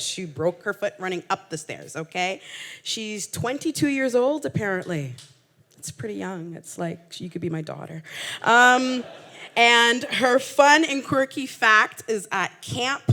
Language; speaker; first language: English; native; English